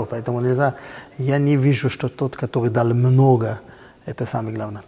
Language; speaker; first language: Russian; non-native, fluent; Hebrew